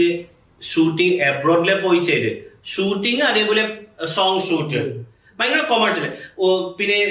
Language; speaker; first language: Malayalam; non-native, fluent; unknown